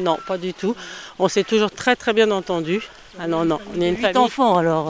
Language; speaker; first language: French; native; French